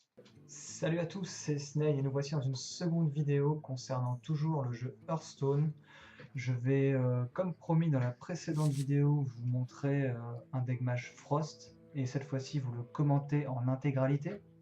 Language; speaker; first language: French; native; French